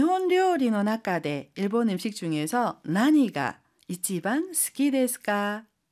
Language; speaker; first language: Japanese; non-native, fluent; Korean